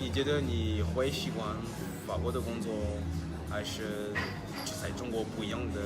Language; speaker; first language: Chinese; non-native, learner; French